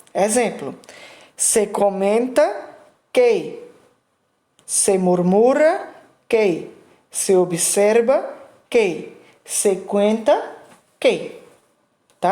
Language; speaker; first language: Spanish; non-native, fluent; Portuguese